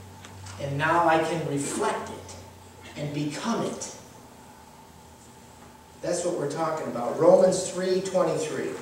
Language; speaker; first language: English; native; English